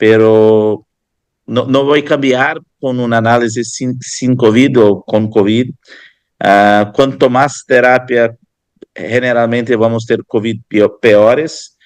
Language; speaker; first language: Spanish; non-native, fluent; Portuguese